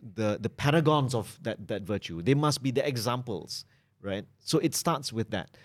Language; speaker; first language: English; non-native, local second language; Malay